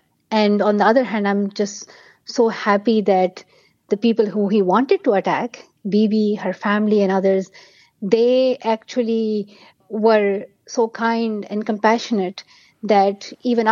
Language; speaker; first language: English; non-native, local second language; Pashto